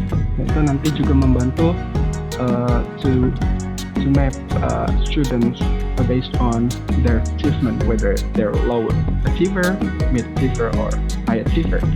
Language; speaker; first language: English; non-native, fluent; Indonesian